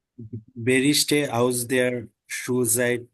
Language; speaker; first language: German; non-native, learner; Bangla